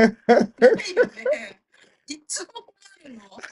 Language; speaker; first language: Japanese; non-native, fluent; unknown